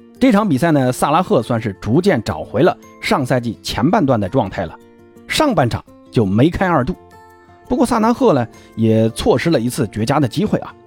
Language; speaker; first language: Chinese; native; Chinese